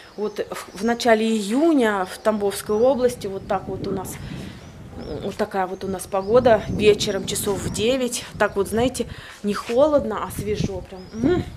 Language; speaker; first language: Russian; native; Russian